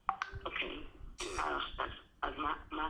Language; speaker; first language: Hebrew; non-native, fluent; English